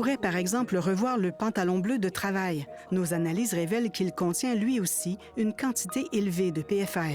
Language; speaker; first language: French; native; French